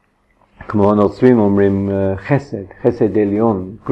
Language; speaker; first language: Hebrew; non-native, fluent; English